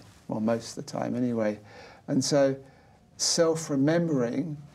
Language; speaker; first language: English; native; English